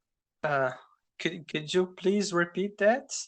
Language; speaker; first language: English; non-native, learner; Portuguese